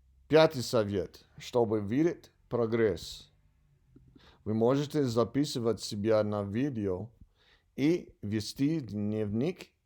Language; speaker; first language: Russian; non-native, learner; English